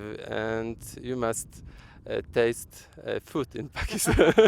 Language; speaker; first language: English; non-native, learner; Polish